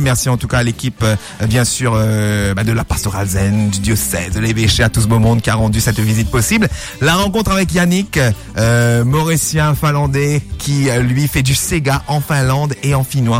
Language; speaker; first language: French; non-native, local second language; Morisyen